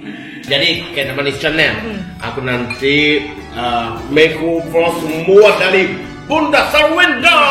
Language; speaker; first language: Indonesian; non-native, learner; Japanese